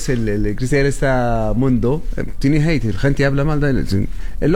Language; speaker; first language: Spanish; non-native, learner; Arabic